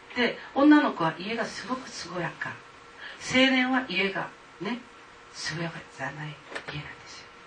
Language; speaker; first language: Japanese; non-native, fluent; Korean